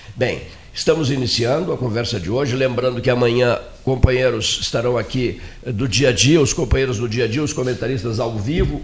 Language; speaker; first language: Portuguese; native; Portuguese